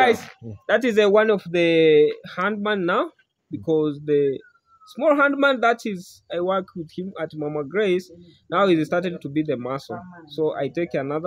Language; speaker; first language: English; non-native, learner; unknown